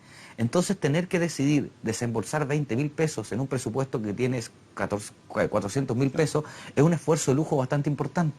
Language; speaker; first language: Spanish; native; Spanish